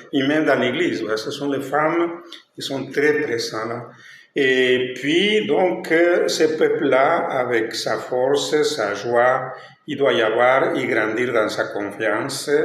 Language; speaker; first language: French; non-native, fluent; Spanish